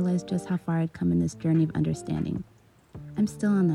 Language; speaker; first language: English; native; English